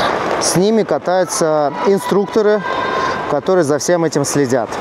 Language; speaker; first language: Russian; native; Russian